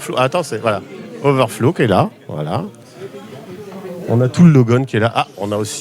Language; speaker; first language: French; native; French